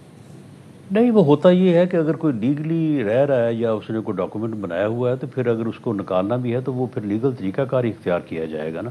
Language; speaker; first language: Urdu; non-native, local second language; Punjabi